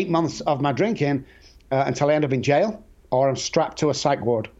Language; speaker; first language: English; native; English